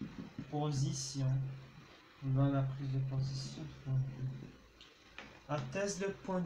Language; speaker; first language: French; non-native, local second language; Arabic